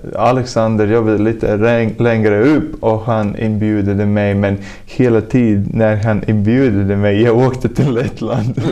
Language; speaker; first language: Swedish; non-native, fluent; Latvian